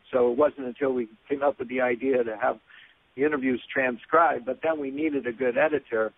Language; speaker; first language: English; native; English